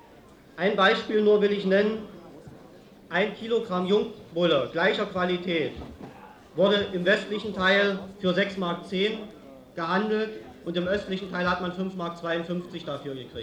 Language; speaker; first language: German; native; German